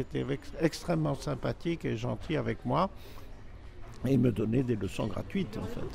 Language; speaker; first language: French; native; French